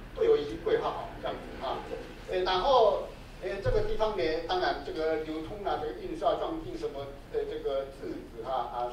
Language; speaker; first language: Chinese; non-native, fluent; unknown